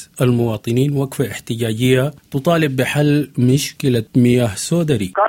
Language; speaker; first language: Arabic; native; Arabic